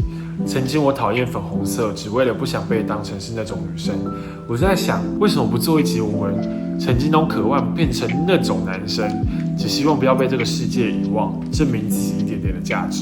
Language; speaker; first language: Chinese; native; Chinese